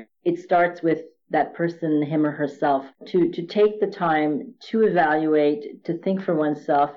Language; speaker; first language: English; native; English